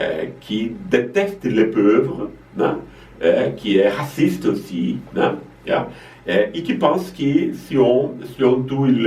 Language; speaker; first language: French; non-native, fluent; Portuguese